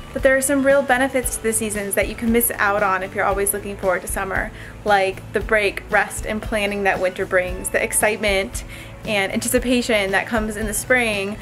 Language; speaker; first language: English; native; English